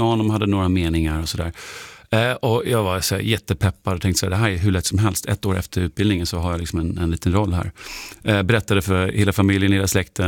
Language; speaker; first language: Swedish; non-native, fluent; German